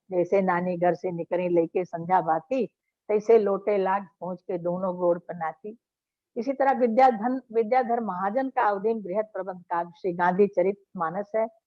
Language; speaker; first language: Hindi; native; Hindi